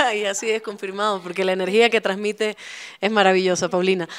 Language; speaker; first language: Spanish; native; Spanish